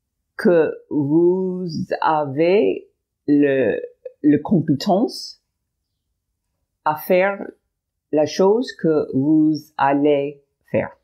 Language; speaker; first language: French; non-native, learner; English